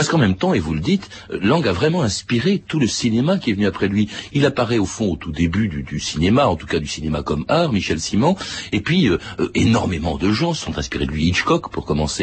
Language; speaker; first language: French; native; French